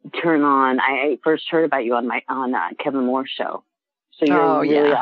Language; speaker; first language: English; native; English